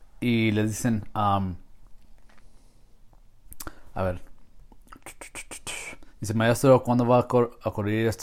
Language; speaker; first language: Spanish; non-native, learner; English